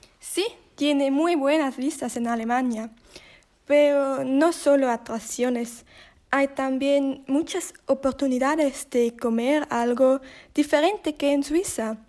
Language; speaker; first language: Spanish; non-native, learner; Swiss German